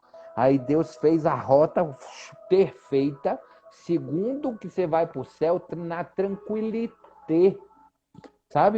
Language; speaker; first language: Portuguese; native; Portuguese